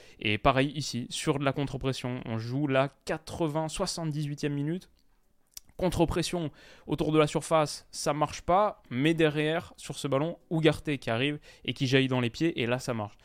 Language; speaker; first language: French; native; French